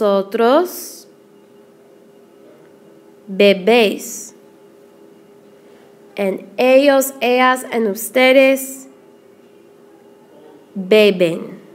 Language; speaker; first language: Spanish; non-native, fluent; English